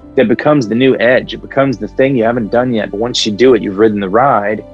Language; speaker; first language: English; early bilingual, other home language; Arabic